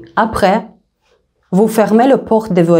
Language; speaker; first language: French; non-native, learner; Russian